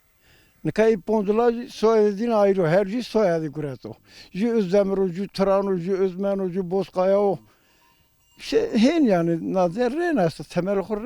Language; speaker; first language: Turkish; non-native, local second language; Zaza